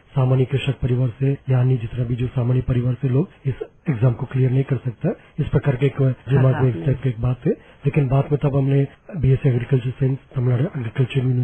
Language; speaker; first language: Hindi; non-native, local second language; Tamil